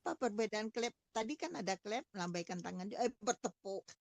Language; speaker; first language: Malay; non-native, learner; Indonesian